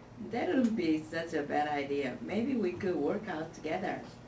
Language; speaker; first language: English; non-native, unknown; Korean